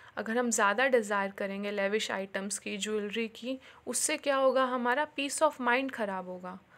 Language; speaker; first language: Hindi; native; Hindi